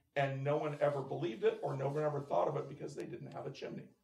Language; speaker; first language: English; native; English